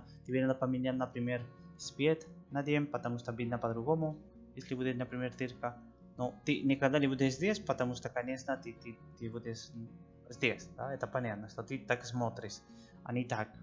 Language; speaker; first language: Russian; non-native, learner; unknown